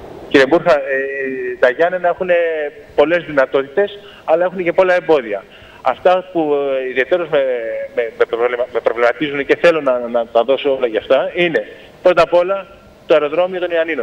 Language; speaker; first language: Greek; native; Greek